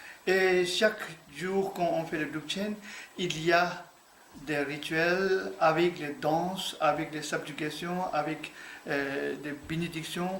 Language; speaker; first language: French; non-native, learner; Tibetan